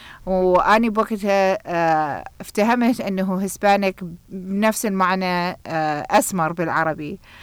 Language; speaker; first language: Arabic; early bilingual, heritage; Arabic